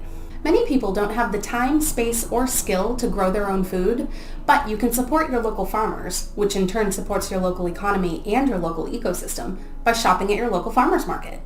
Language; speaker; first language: English; native; English